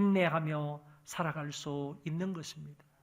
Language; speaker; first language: Korean; native; Korean